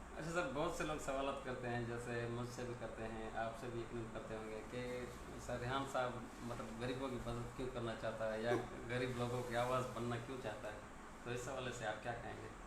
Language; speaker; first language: Urdu; non-native, local second language; Sindhi